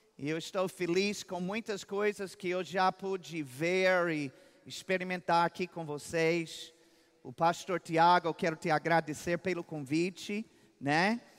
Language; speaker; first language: Portuguese; non-native, fluent; English